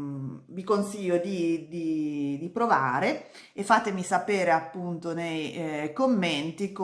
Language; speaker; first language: Italian; native; Italian